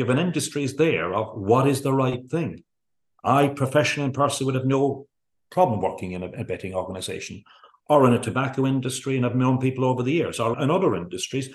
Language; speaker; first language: English; native; English